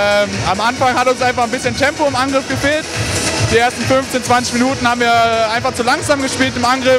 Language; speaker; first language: German; native; German